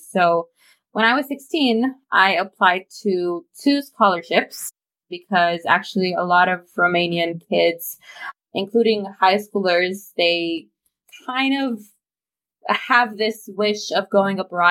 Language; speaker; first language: English; non-native, fluent; Romanian